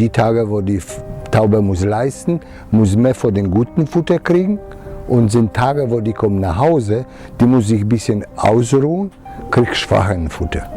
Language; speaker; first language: German; non-native, fluent; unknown